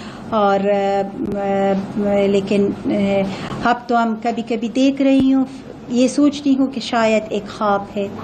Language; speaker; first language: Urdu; non-native, fluent; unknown